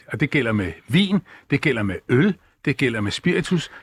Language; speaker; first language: Danish; native; Danish